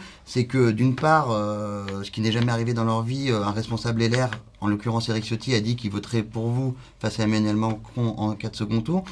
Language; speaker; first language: French; native; French